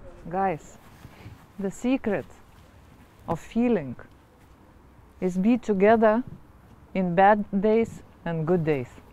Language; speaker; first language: English; non-native, fluent; Lithuanian